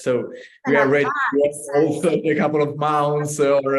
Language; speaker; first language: English; non-native, learner; Italian